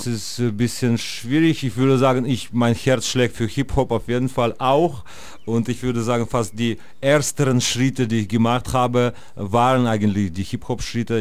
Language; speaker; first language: German; non-native, fluent; Russian